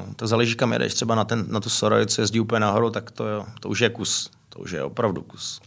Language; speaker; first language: Czech; native; Czech